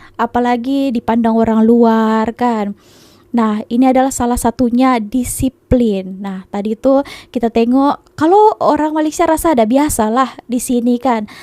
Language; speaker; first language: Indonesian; native; Indonesian